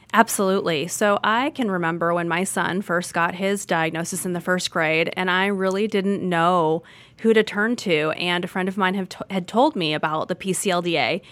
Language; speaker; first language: English; native; English